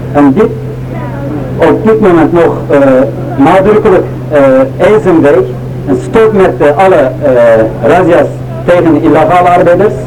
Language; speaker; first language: Dutch; non-native, learner; Turkish